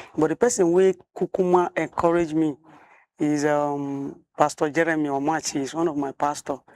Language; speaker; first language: Nigerian Pidgin; non-native, local second language; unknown